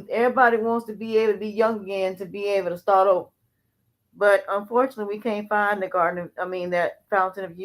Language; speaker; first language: English; native; English